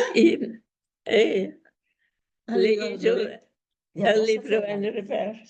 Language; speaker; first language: Spanish; non-native, learner; English